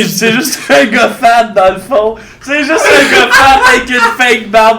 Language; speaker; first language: French; native; French